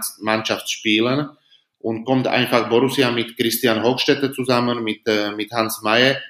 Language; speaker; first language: German; non-native, learner; Slovak